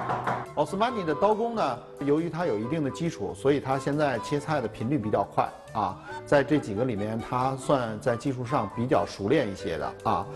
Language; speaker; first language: Chinese; native; Chinese